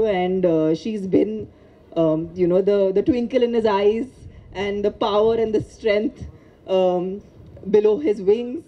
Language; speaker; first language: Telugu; non-native, local second language; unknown